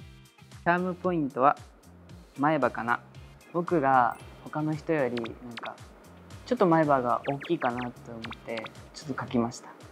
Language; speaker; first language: Japanese; native; Japanese